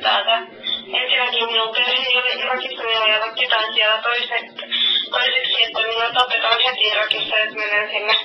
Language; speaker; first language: Finnish; non-native, fluent; Arabic